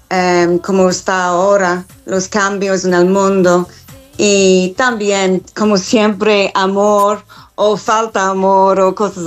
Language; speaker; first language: Spanish; non-native, learner; English